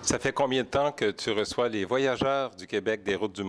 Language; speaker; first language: French; native; French